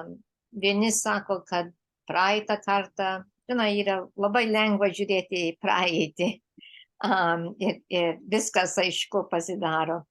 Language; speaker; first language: Lithuanian; early bilingual, heritage; Lithuanian